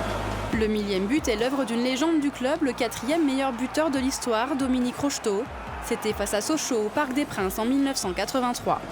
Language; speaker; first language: French; native; French